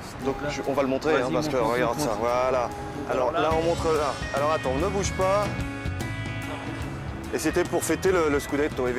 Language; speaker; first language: French; native; French